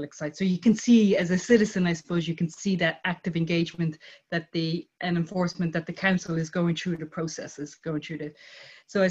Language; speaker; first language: English; native; English